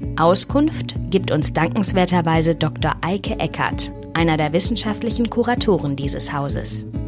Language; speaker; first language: German; native; German